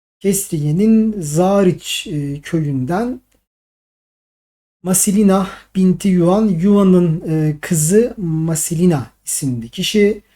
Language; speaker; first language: Turkish; native; Turkish